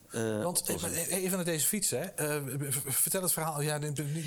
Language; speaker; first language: Dutch; native; Dutch